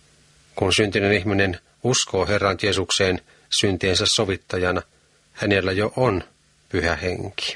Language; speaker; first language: Finnish; native; Finnish